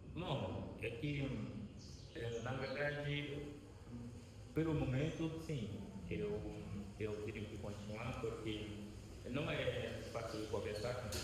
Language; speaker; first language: Portuguese; non-native, fluent; Haitian Creole